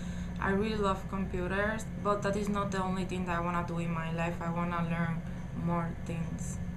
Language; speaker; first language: English; non-native, learner; Spanish